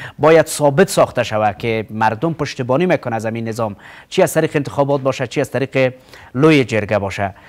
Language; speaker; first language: Persian; native; Persian